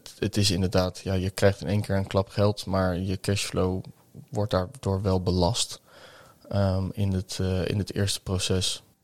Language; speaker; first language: Dutch; native; Dutch